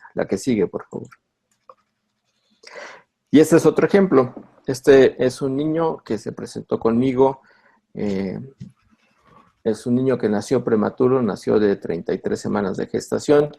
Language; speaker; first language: Spanish; native; Spanish